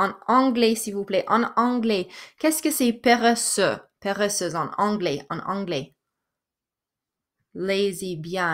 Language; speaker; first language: French; non-native, fluent; English